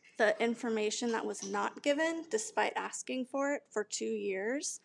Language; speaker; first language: English; native; English